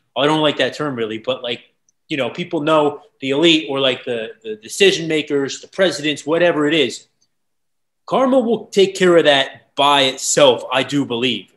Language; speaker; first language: English; native; English